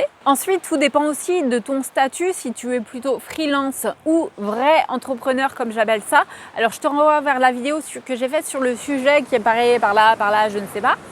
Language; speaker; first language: French; native; French